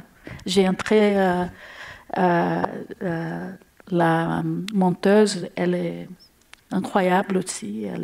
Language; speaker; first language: French; non-native, learner; Portuguese